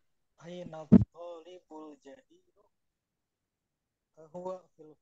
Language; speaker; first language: Arabic; non-native, learner; Indonesian